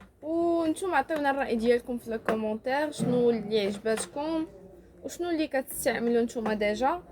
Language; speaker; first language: Arabic; native; Arabic